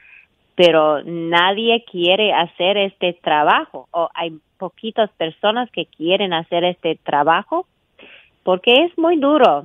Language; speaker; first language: Spanish; non-native, fluent; English